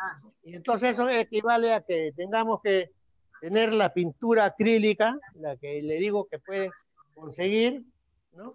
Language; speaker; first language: Spanish; native; Spanish